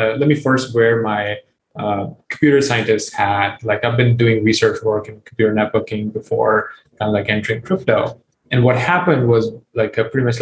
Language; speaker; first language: English; non-native, local second language; Urdu